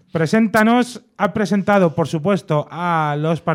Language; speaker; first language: Spanish; native; Spanish